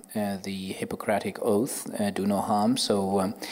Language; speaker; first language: English; non-native, fluent; Arabic